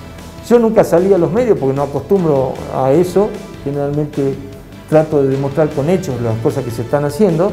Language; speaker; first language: Spanish; native; Spanish